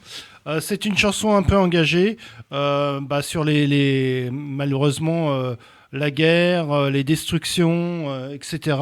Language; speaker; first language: French; native; French